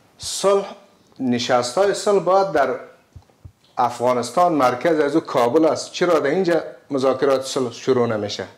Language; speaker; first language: Persian; native; Persian